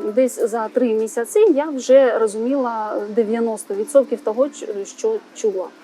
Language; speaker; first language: Ukrainian; non-native, fluent; Russian